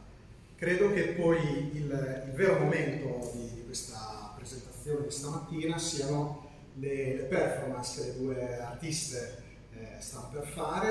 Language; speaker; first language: Italian; native; Italian